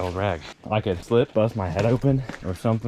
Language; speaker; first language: English; native; English